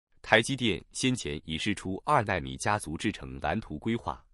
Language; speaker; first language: Chinese; native; Chinese